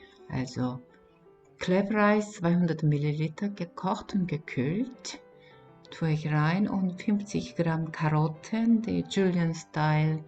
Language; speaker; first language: German; non-native, fluent; Korean